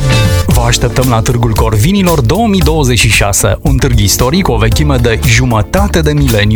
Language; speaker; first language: Romanian; native; Romanian